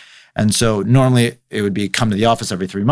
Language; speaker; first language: English; native; English